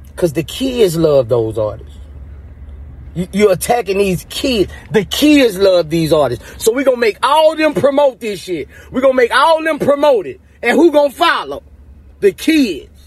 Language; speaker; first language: English; native; English